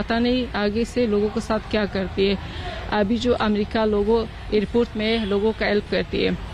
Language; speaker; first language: Hindi; non-native, learner; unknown